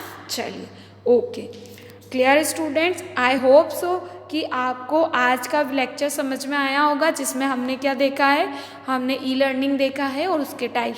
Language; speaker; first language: Hindi; native; Hindi